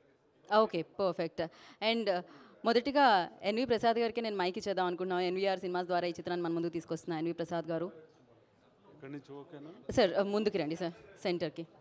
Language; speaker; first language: Telugu; native; Telugu